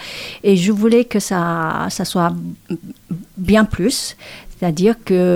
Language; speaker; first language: French; non-native, fluent; Chinese